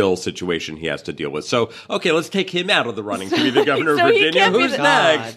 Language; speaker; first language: English; native; English